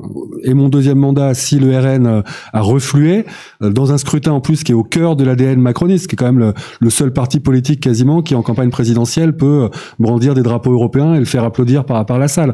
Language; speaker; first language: French; native; French